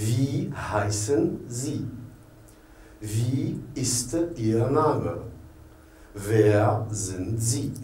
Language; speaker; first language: German; non-native, learner; French